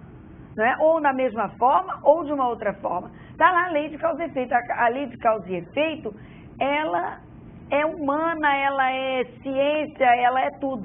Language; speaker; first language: Portuguese; native; Portuguese